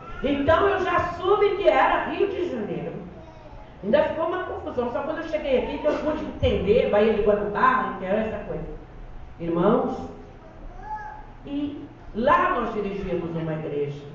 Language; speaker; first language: Portuguese; native; Portuguese